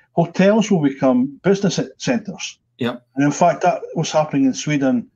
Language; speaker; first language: English; native; English